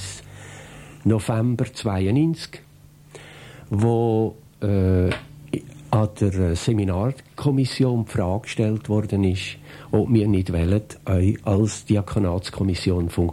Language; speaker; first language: German; native; German